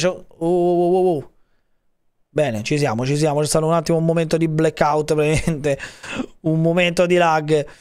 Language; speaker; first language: Italian; native; Italian